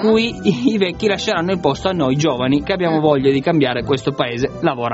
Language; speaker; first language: Italian; native; Italian